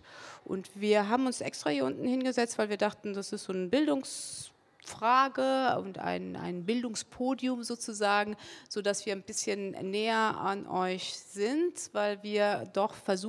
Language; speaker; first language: German; early bilingual, other home language; Spanish